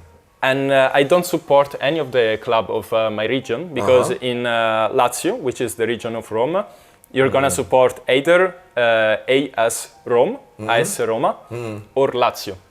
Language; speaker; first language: English; non-native, fluent; Italian